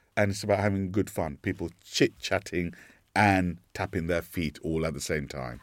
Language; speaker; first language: English; non-native, local second language; Sinhala